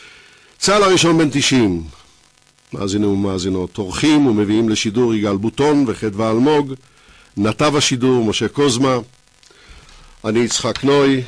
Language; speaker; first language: Hebrew; native; Hebrew